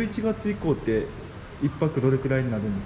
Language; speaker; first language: Japanese; native; Japanese